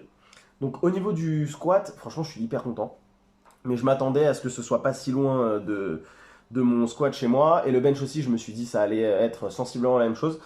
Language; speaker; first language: French; native; French